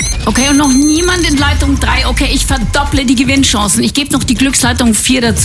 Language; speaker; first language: German; native; German